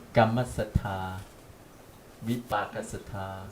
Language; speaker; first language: English; non-native, learner; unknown